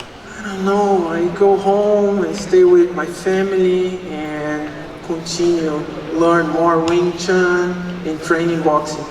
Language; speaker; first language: English; non-native, learner; Portuguese